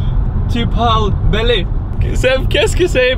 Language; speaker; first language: French; non-native, learner; English